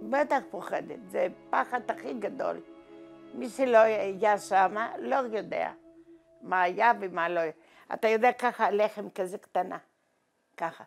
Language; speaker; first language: Hebrew; non-native, learner; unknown